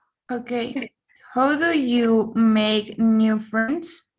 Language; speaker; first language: English; non-native, learner; Spanish